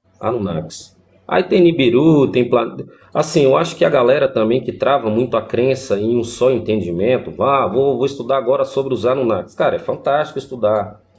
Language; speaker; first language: Portuguese; native; Portuguese